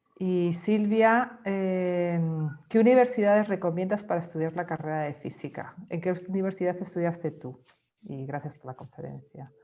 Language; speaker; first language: Spanish; native; Spanish